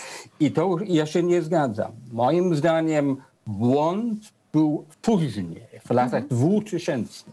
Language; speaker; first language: Polish; non-native, fluent; English